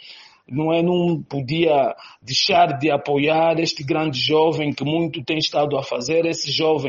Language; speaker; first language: Portuguese; native; Portuguese